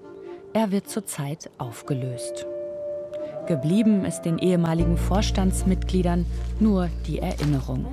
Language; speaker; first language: German; native; German